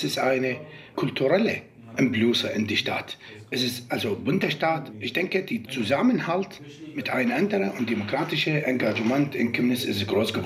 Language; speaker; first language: German; non-native, learner; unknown